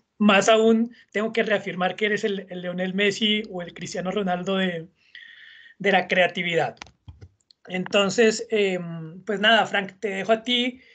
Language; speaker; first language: Spanish; native; Spanish